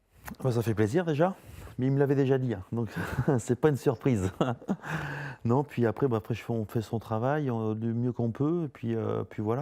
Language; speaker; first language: French; native; French